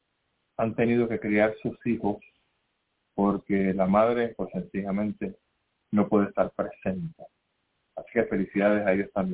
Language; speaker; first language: Spanish; native; Spanish